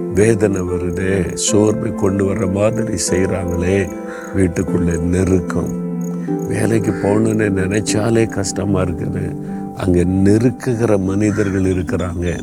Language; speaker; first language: Tamil; native; Tamil